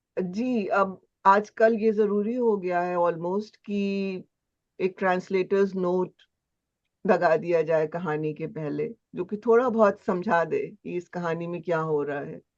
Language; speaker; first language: Hindi; native; Hindi